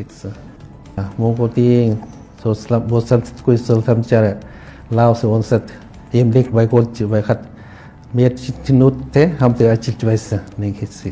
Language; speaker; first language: Mongolian; non-native, fluent; Lao